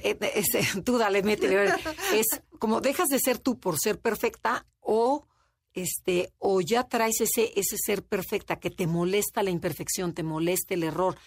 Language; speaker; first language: Spanish; native; Spanish